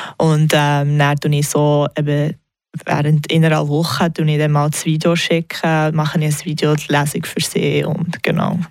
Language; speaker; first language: German; non-native, local second language; English